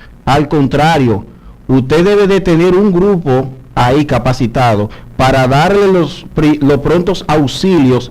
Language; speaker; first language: Spanish; native; Spanish